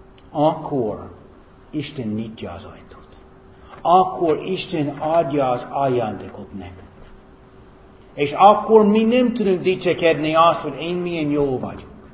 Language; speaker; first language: Hungarian; non-native, fluent; English